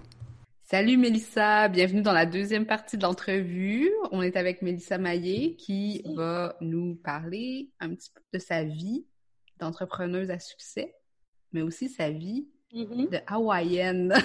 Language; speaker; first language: French; native; French